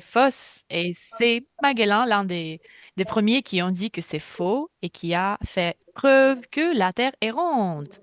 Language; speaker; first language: French; non-native, fluent; Russian